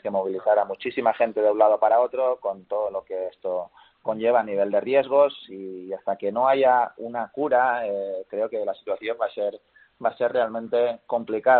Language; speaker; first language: Spanish; native; Spanish